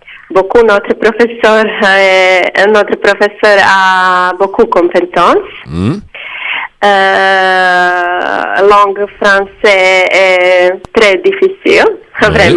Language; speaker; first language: French; non-native, learner; Serbian